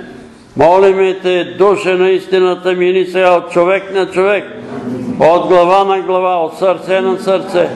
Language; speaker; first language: Bulgarian; native; Bulgarian